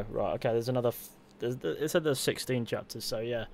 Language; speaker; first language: English; native; English